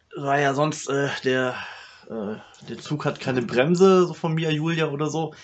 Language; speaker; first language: German; native; German